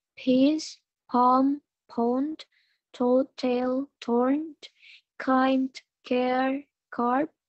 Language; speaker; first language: English; non-native, learner; Indonesian